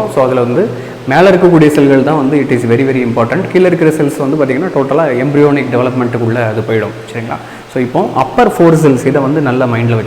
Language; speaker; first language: Tamil; native; Tamil